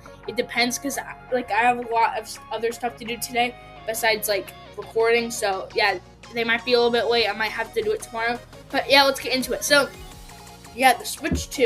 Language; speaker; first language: English; native; English